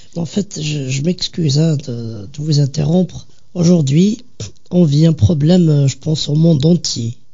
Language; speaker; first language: French; non-native, local second language; Kabyle